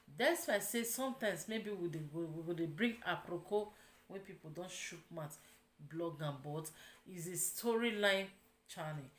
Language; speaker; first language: Nigerian Pidgin; non-native, local second language; Yoruba